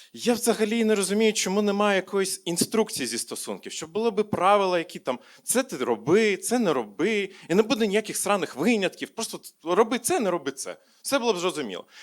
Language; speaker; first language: Ukrainian; non-native, local second language; Russian